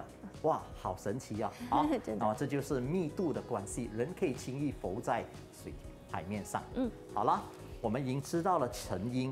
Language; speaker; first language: Chinese; native; Chinese